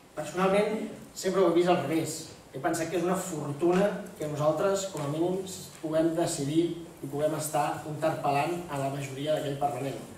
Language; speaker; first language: Catalan; native; Catalan